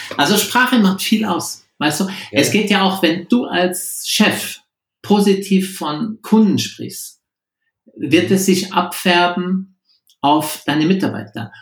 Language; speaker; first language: German; non-native, local second language; French